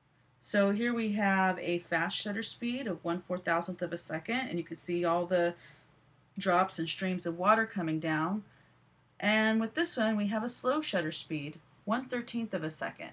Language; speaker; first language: English; native; English